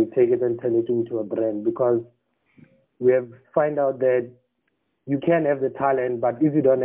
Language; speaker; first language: English; non-native, local second language; Tswana